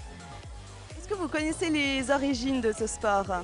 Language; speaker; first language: French; native; French